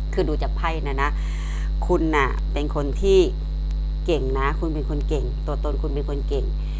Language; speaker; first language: Thai; non-native, local second language; Chinese